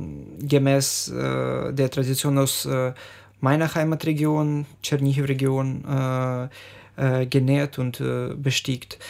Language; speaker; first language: German; non-native, fluent; Ukrainian